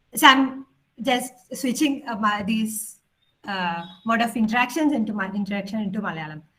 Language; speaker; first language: English; non-native, local second language; Malayalam